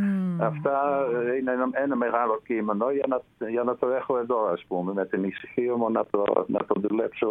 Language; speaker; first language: Greek; non-native, fluent; Dutch